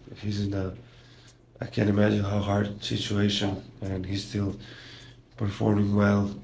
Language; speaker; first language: English; non-native, fluent; Slovenian